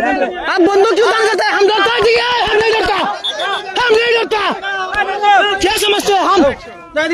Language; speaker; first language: Hindi; non-native, learner; Bangla